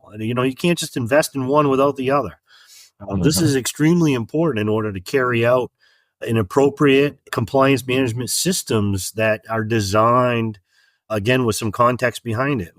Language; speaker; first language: English; native; English